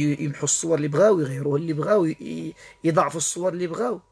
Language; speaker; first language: Arabic; native; Arabic